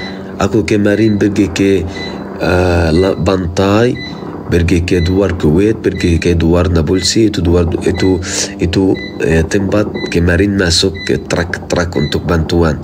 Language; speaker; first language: Indonesian; non-native, fluent; Arabic